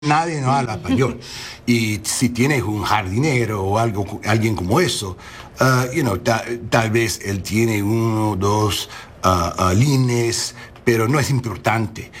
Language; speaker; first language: Spanish; non-native, learner; English